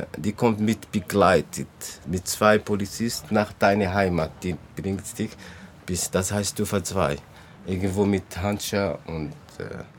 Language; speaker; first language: German; non-native, learner; Arabic